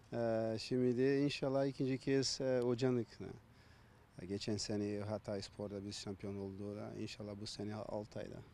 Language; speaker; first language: Turkish; non-native, learner; Portuguese